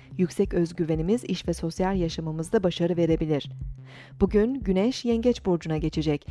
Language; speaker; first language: Turkish; native; Turkish